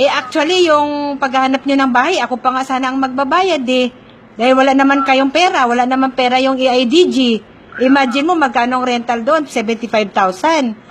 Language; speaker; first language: Filipino; non-native, local second language; Cebuano